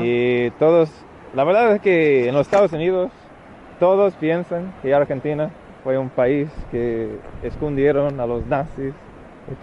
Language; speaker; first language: Spanish; non-native, fluent; English